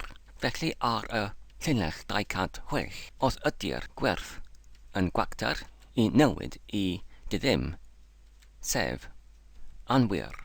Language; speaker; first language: Welsh; non-native, learner; English